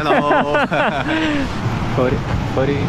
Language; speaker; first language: English; non-native, fluent; Russian